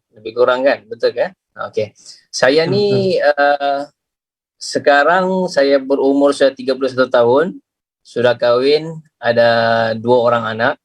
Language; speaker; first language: Malay; native; Malay